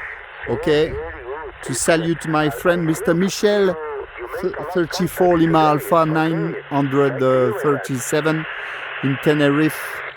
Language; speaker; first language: English; non-native, learner; French